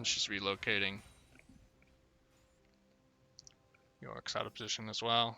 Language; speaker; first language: English; native; English